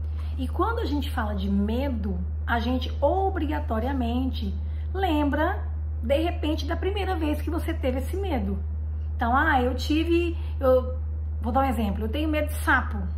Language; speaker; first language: Portuguese; native; Portuguese